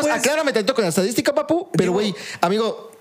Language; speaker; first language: Spanish; native; Spanish